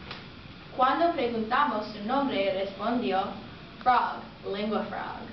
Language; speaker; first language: Spanish; non-native, learner; English